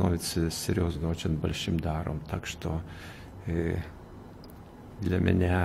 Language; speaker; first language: Russian; non-native, fluent; Lithuanian